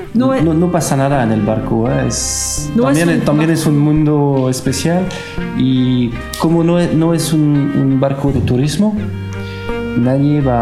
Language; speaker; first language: Spanish; non-native, fluent; French